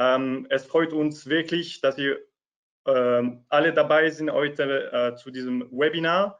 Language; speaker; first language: German; non-native, fluent; French